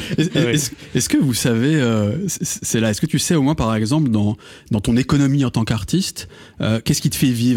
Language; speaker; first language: French; native; French